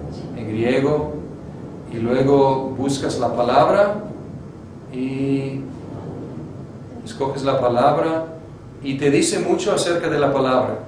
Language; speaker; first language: Spanish; non-native, fluent; English